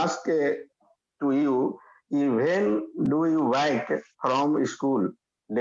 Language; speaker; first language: English; non-native, learner; Hindi